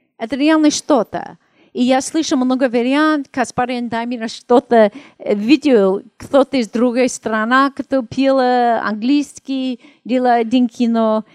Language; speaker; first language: Russian; non-native, learner; English